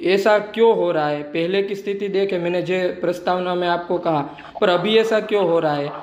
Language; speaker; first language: Hindi; non-native, local second language; Gujarati